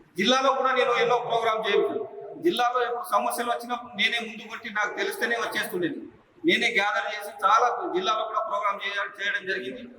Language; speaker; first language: Telugu; non-native, local second language; Lambadi